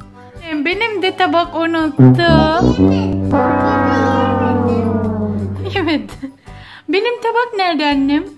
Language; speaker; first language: Turkish; non-native, learner; Filipino